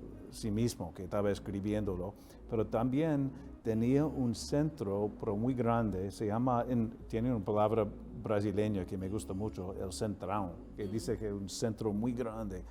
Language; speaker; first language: Spanish; non-native, fluent; English